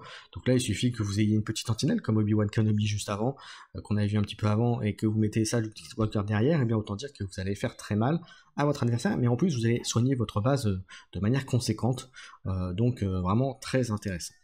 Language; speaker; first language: French; native; French